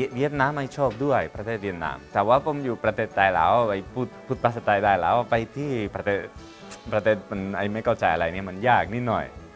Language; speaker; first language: Thai; non-native, learner; Spanish